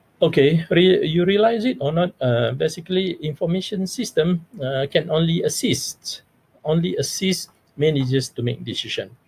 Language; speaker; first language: English; non-native, local second language; Malay